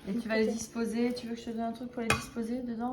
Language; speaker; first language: French; native; French